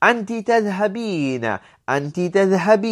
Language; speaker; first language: Arabic; non-native, fluent; English